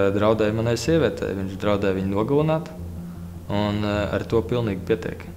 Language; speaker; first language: Latvian; native; Latvian